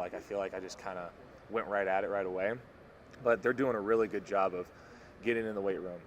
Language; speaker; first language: English; native; English